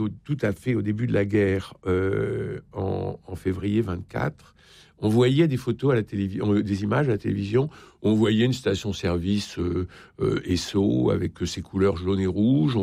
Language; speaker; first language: French; native; French